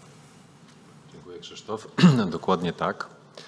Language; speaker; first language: Polish; native; Polish